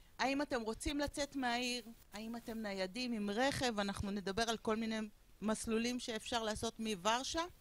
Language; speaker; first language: Hebrew; non-native, fluent; Spanish